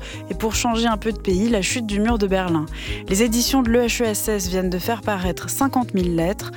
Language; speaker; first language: French; native; French